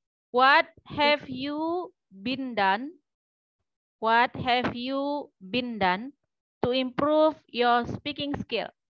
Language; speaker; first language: English; non-native, fluent; Indonesian